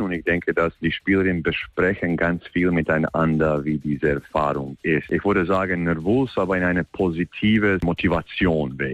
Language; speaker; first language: German; non-native, fluent; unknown